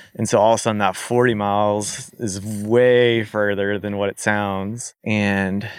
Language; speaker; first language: English; native; English